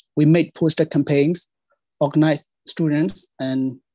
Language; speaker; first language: English; non-native, fluent; Burmese